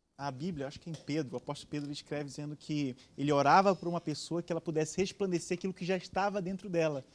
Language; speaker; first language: Portuguese; native; Portuguese